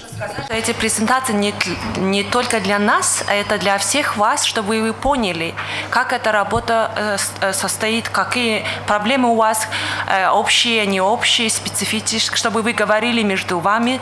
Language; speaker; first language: Russian; non-native, fluent; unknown